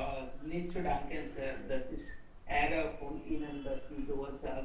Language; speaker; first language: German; non-native, learner; Hindi